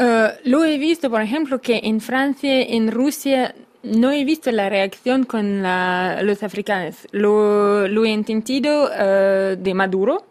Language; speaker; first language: Spanish; non-native, fluent; Russian